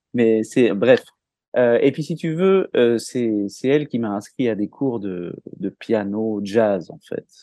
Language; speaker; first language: French; native; French